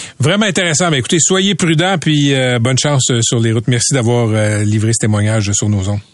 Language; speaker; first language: French; native; French